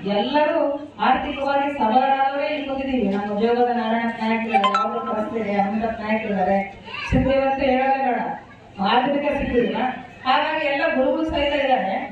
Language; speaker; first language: Kannada; native; Kannada